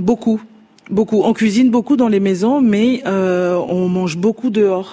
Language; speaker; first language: French; non-native, local second language; Fon